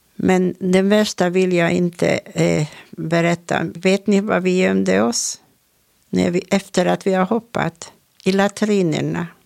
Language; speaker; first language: Swedish; non-native, fluent; Hungarian